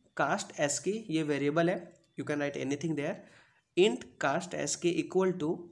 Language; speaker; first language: Hindi; native; Hindi